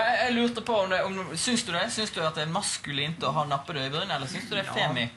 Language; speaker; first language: Norwegian; native; Norwegian